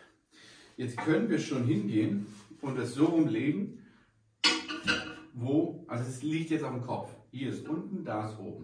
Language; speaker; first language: German; native; German